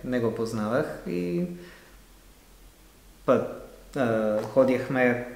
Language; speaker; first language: Bulgarian; non-native, learner; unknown